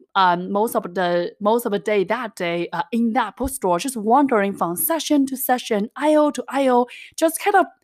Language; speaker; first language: English; non-native, fluent; Chinese